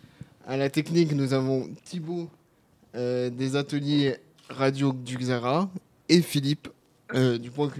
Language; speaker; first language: French; native; French